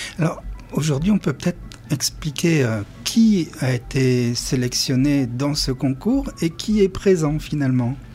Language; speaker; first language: French; native; French